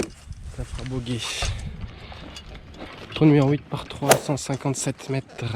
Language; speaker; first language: French; native; French